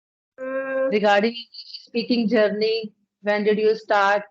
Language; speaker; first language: English; non-native, learner; Punjabi